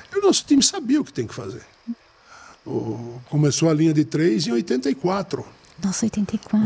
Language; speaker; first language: Portuguese; native; Portuguese